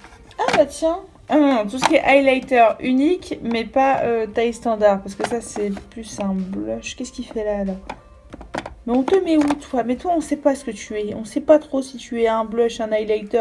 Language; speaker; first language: French; native; French